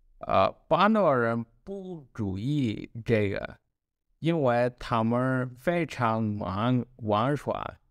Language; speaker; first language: Chinese; non-native, learner; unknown